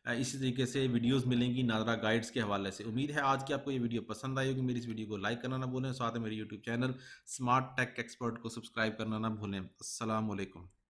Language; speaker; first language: Urdu; native; Urdu